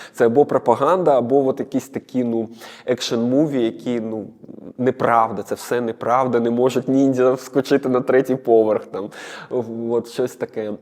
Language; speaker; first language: Ukrainian; native; Ukrainian